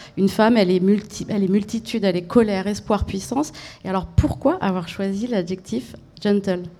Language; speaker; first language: French; native; French